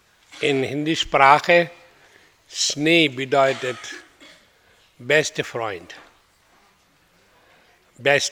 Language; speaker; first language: German; non-native, fluent; Hindi